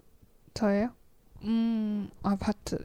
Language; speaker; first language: Korean; non-native, learner; Chinese